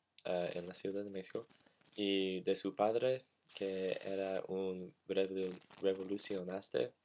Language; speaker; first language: Spanish; non-native, learner; English